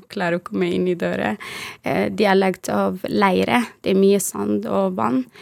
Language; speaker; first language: Norwegian; non-native, fluent; Arabic